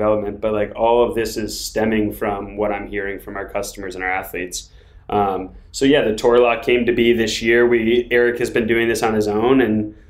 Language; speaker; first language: English; native; English